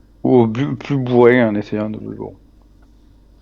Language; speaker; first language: French; native; French